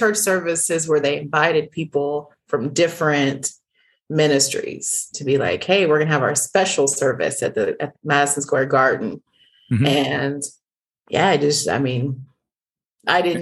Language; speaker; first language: English; native; English